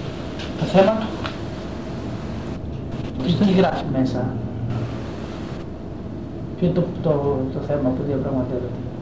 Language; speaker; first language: Greek; native; Greek